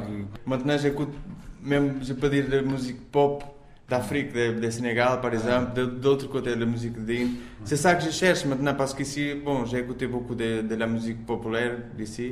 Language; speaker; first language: French; non-native, learner; Portuguese